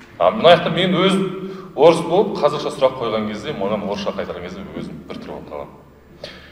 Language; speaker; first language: Kazakh; non-native, local second language; Russian